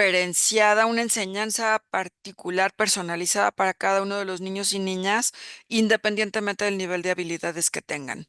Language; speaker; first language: Spanish; native; Spanish